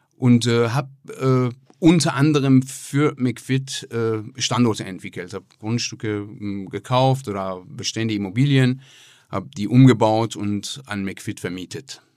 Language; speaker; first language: German; non-native, fluent; Persian